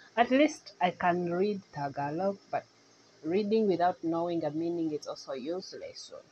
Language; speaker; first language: English; non-native, local second language; Nyankole